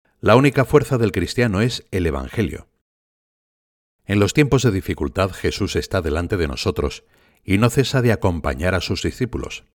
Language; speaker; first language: Spanish; native; Spanish